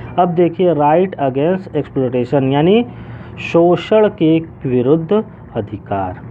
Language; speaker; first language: Hindi; native; Hindi